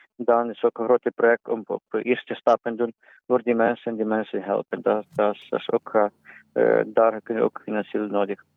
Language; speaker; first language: Dutch; non-native, learner; Ukrainian